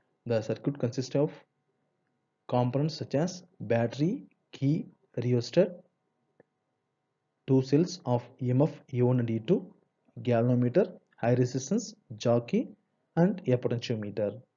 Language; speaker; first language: English; non-native, local second language; Tamil